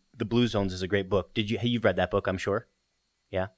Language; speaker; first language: English; early bilingual, other home language; Italian